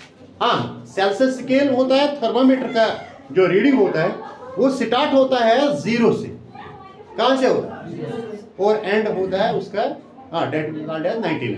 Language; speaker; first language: Hindi; non-native, local second language; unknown